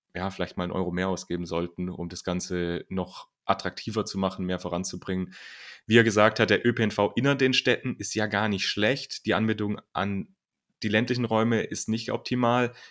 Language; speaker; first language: German; native; German